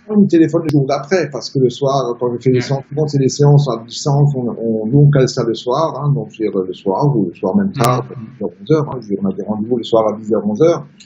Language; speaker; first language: French; native; French